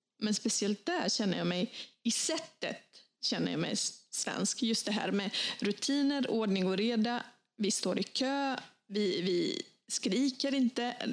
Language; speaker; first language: Swedish; early bilingual, other home language; Bosnian